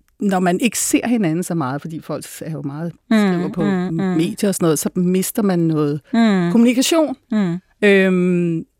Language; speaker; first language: Danish; native; Danish